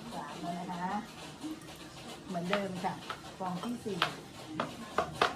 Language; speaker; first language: Thai; native; Thai